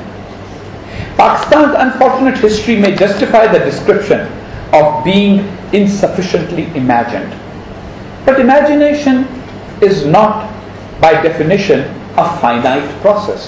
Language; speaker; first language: English; non-native, local second language; Urdu